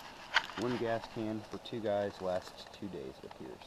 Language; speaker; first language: English; native; English